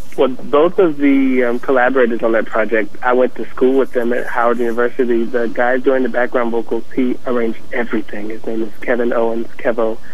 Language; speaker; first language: English; native; English